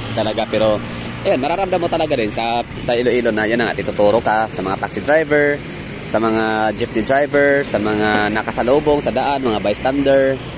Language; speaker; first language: Filipino; non-native, local second language; Cebuano